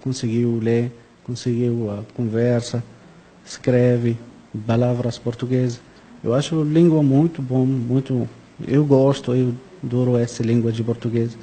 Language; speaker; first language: Portuguese; non-native, learner; Arabic